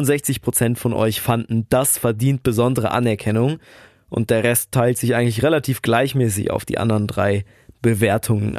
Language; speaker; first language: German; native; German